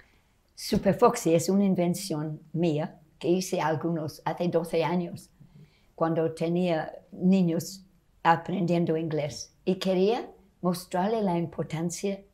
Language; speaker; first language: Spanish; non-native, fluent; English